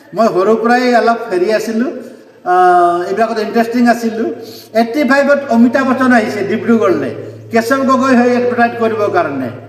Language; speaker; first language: Assamese; non-native, local second language; Nepali